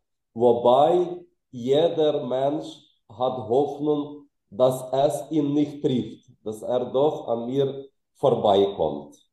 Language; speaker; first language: German; non-native, fluent; Ukrainian